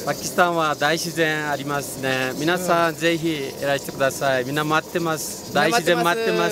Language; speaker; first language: Japanese; non-native, fluent; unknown